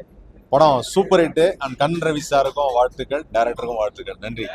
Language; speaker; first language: Tamil; native; Tamil